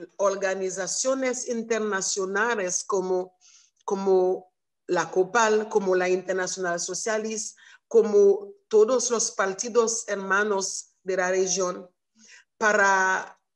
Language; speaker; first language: Spanish; non-native, learner; Haitian Creole